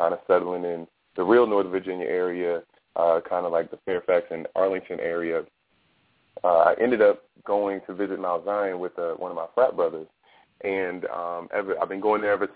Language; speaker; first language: English; native; English